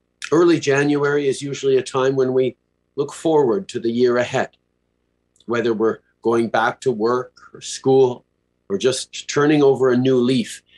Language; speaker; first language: English; early bilingual, other home language; French